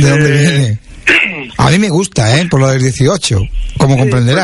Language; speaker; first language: Spanish; native; Spanish